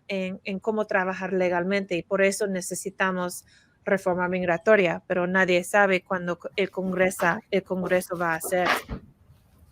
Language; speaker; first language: Spanish; non-native, fluent; English